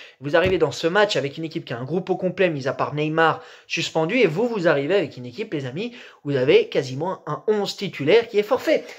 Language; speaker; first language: French; native; French